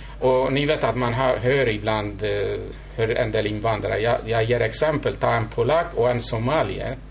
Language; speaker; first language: Swedish; non-native, fluent; Kurdish